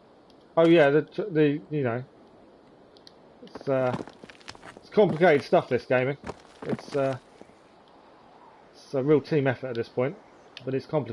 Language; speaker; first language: English; native; English